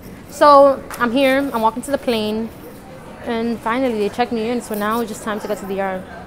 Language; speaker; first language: English; early bilingual, other home language; Spanish